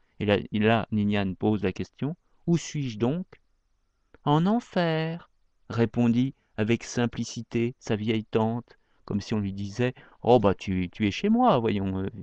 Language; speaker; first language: French; native; French